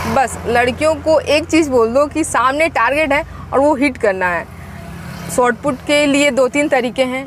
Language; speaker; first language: Hindi; native; Hindi